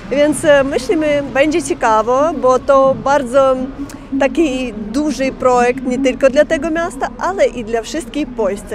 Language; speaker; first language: Polish; non-native, fluent; Ukrainian